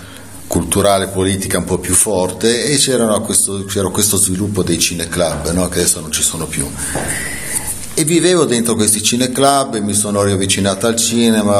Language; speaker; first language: Italian; native; Italian